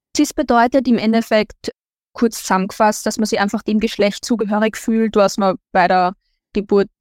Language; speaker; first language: German; native; German